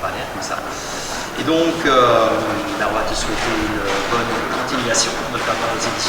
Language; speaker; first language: French; native; French